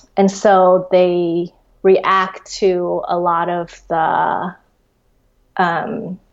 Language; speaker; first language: English; early bilingual, other home language; Chinese